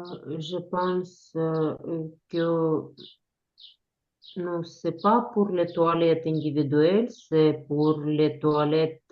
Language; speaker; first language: French; non-native, learner; Ukrainian